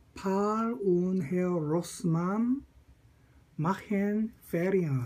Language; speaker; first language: German; non-native, fluent; Korean